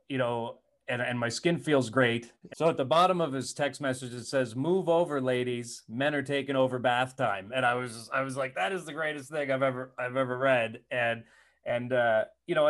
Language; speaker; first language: English; native; English